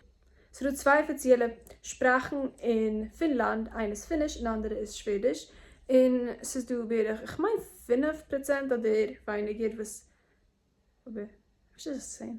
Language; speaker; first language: German; non-native, learner; English